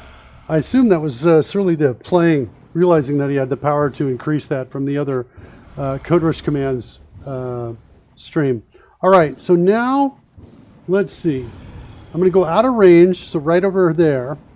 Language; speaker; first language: English; native; English